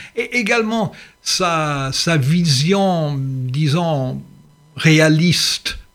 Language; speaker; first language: French; non-native, fluent; English